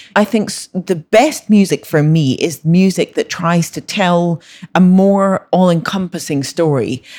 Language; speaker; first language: English; native; English